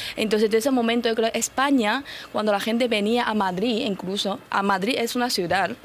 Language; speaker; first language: Spanish; non-native, fluent; Chinese